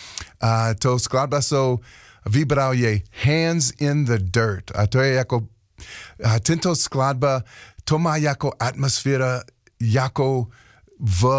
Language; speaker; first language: Czech; non-native, learner; English